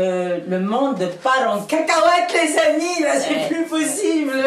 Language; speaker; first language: French; native; French